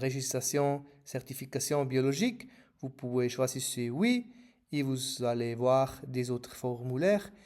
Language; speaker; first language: French; non-native, fluent; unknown